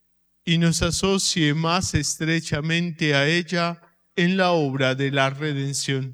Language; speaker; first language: Spanish; native; Spanish